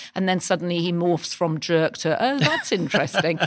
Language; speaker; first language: English; native; English